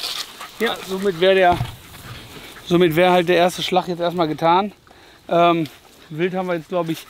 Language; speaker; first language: German; native; German